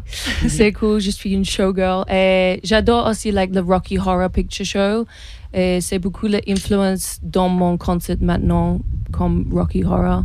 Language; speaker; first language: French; non-native, learner; English